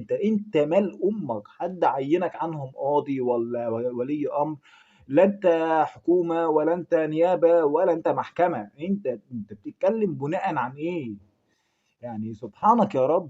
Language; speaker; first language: Arabic; native; Arabic